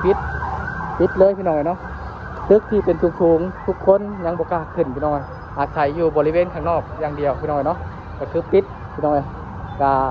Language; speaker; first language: Thai; non-native, local second language; Lao